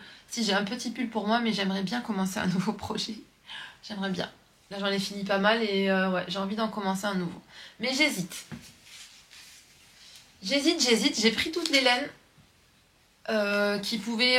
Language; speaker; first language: French; native; French